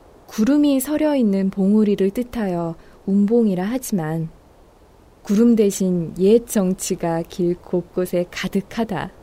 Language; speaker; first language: Korean; native; Korean